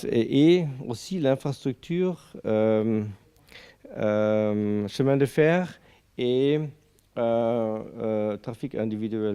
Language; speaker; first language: French; non-native, learner; German